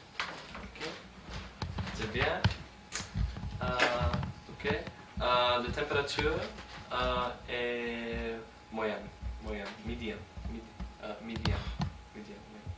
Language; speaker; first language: French; non-native, learner; English